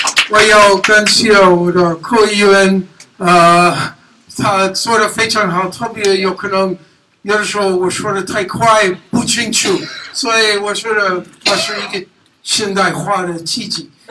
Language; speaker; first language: Chinese; non-native, learner; English